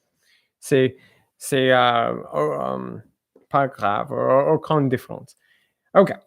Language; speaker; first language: French; non-native, learner; English